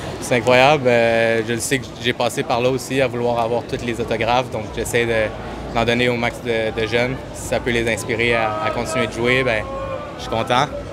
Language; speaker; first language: French; native; French